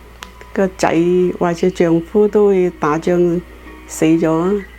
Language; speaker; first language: Cantonese; early bilingual, heritage; Cantonese